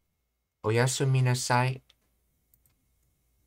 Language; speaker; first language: Japanese; non-native, learner; English